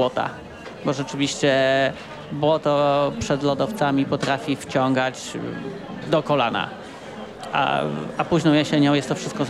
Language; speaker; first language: Polish; native; Polish